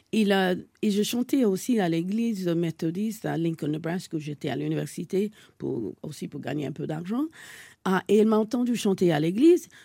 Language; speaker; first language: French; non-native, fluent; English